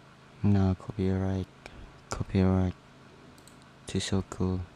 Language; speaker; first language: English; non-native, learner; Indonesian